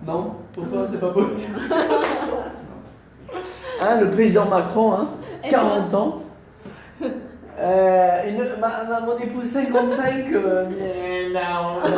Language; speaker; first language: French; non-native, fluent; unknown